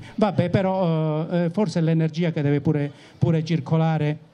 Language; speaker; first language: Italian; native; Italian